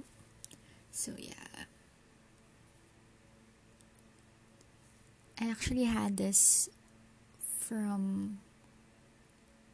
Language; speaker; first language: English; non-native, local second language; Filipino